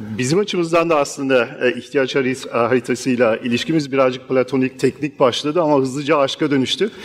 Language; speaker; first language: Turkish; non-native, fluent; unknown